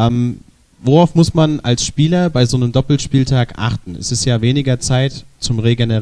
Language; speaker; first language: German; non-native, learner; Icelandic